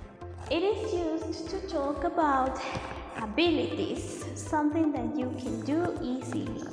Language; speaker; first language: English; non-native, fluent; Spanish